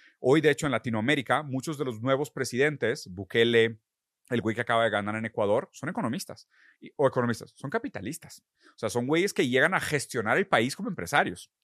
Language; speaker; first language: Spanish; early bilingual, other home language; Portuguese